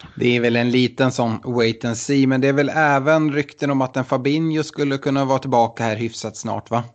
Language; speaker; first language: Swedish; native; Swedish